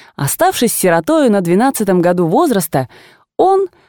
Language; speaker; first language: Russian; native; Russian